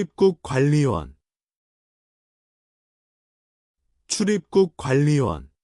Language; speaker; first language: Korean; non-native, learner; Chinese